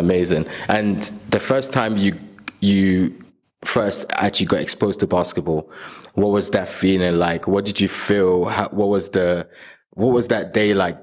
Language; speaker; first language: English; non-native, local second language; Yoruba